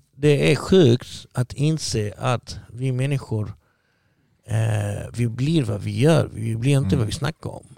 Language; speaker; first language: Swedish; early bilingual, other home language; Arabic